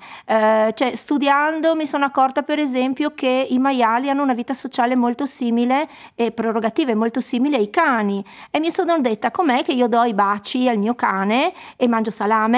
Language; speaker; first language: Italian; native; Italian